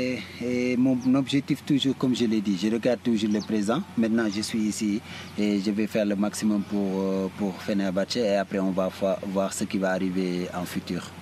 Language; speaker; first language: French; early bilingual, heritage; Italian